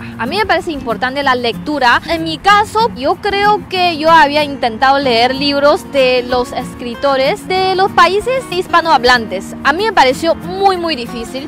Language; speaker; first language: Spanish; non-native, fluent; Chinese